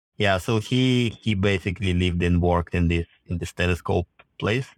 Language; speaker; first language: English; non-native, fluent; Russian